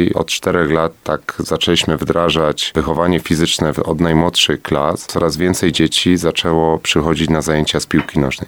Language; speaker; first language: Polish; native; Polish